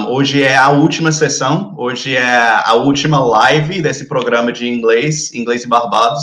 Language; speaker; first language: Portuguese; non-native, fluent; English